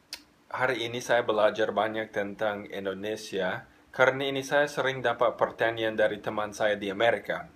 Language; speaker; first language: Indonesian; non-native, fluent; English